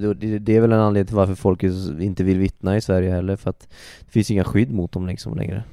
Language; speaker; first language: Swedish; native; Swedish